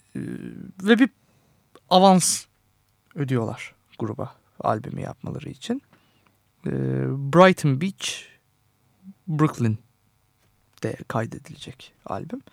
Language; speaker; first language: Turkish; native; Turkish